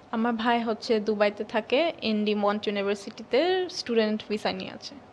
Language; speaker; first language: Bangla; early bilingual, heritage; Bangla